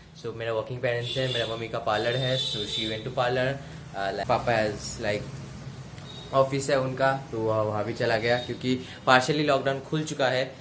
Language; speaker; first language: Hindi; non-native, local second language; Bangla